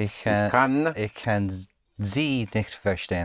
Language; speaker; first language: German; non-native, learner; English